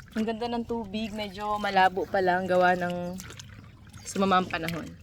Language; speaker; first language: Filipino; native; Filipino